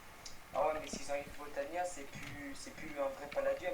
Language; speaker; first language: French; native; French